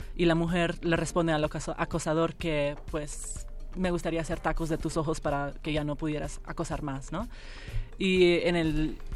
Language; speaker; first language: Spanish; early bilingual, heritage; Spanish